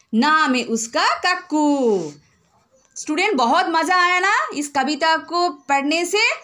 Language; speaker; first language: Hindi; non-native, local second language; Bangla